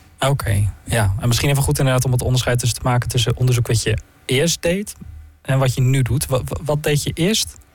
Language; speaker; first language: Dutch; native; Dutch